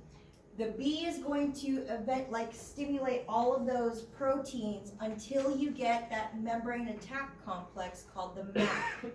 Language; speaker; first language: English; native; English